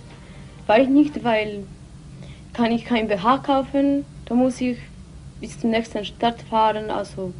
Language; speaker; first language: German; non-native, learner; Polish